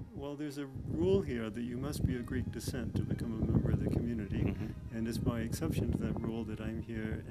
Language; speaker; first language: English; native; English